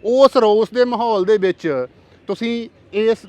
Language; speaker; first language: Punjabi; native; Punjabi